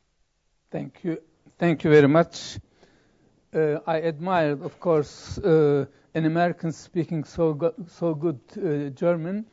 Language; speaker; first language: English; non-native, fluent; Turkish